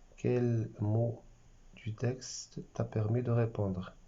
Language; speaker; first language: French; non-native, local second language; Arabic